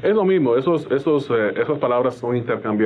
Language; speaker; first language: Spanish; native; Spanish